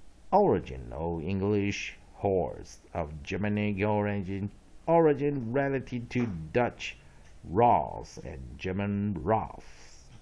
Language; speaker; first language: English; non-native, fluent; Chinese